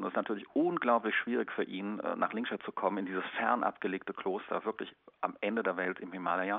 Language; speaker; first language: German; native; German